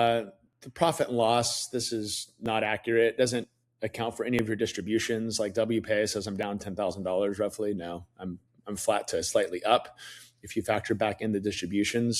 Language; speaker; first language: English; native; English